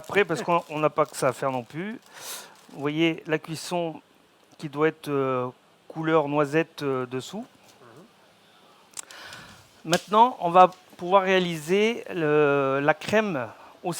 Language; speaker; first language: French; native; French